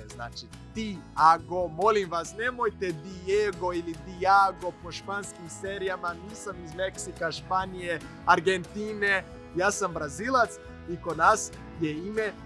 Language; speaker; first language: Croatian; non-native, fluent; Portuguese